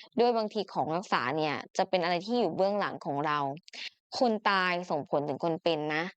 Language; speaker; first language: Thai; native; Thai